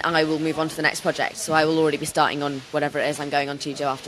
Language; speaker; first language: English; native; English